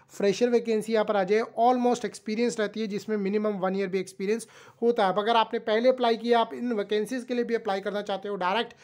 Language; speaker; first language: Hindi; native; Hindi